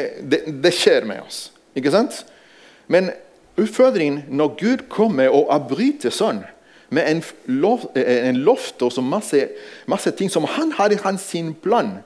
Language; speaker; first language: Norwegian; non-native, fluent; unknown